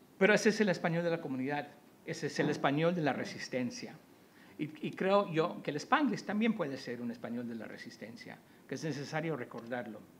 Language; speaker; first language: Spanish; early bilingual, heritage; Spanish